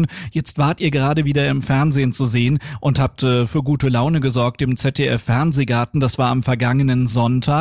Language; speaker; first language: German; native; German